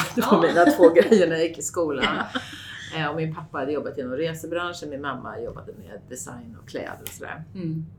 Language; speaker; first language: Swedish; native; Swedish